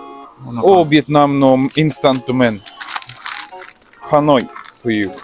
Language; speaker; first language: Japanese; non-native, learner; Russian